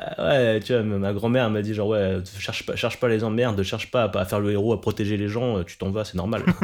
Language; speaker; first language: French; early bilingual, other home language; Cantonese